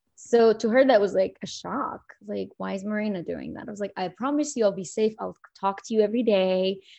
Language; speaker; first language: English; early bilingual, other home language; Arabic